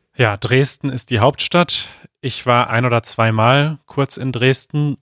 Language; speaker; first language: German; native; German